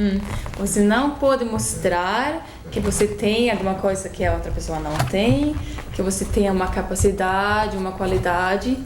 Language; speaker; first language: Portuguese; non-native, fluent; Swedish